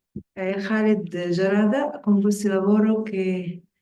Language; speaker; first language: Italian; non-native, fluent; Spanish